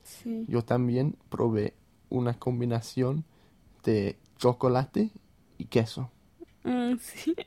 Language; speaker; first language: Spanish; non-native, fluent; English